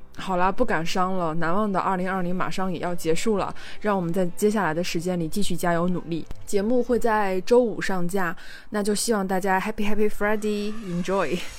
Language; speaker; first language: Chinese; native; Chinese